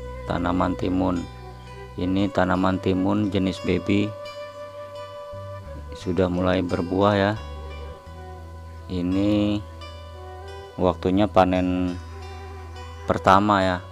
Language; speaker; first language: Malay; non-native, local second language; Sundanese